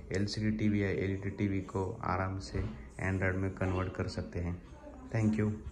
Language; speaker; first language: Hindi; non-native, local second language; Marathi